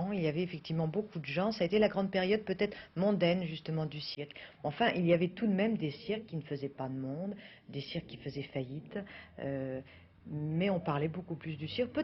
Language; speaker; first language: French; native; French